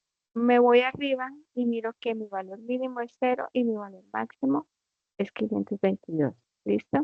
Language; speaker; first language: Spanish; native; Spanish